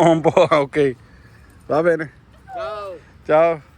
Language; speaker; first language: Italian; non-native, fluent; Punjabi